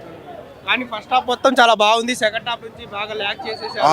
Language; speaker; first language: Telugu; native; Telugu